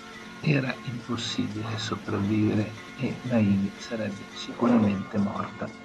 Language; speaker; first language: Italian; native; Italian